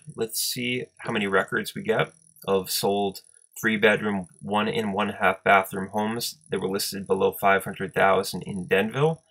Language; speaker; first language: English; native; English